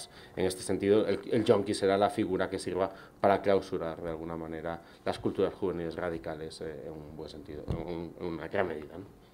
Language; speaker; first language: Spanish; native; Spanish